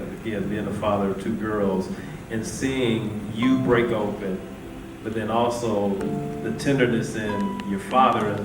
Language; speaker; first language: English; native; English